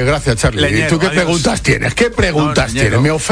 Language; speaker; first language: Spanish; native; Spanish